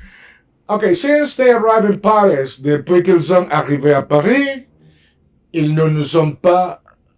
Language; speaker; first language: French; non-native, fluent; Spanish